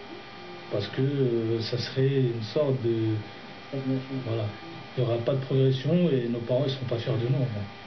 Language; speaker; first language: French; early bilingual, other home language; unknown